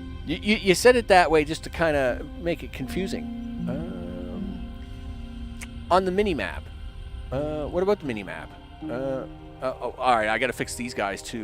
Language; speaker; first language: English; native; English